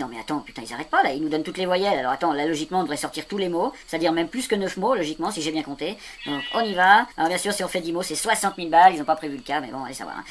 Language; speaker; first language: French; native; French